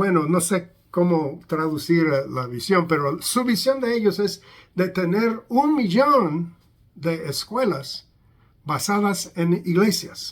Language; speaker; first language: Spanish; non-native, fluent; English